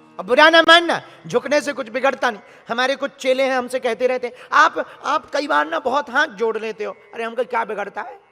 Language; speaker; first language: Hindi; native; Hindi